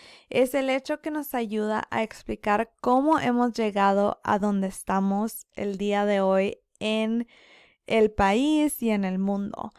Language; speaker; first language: Spanish; early bilingual, other home language; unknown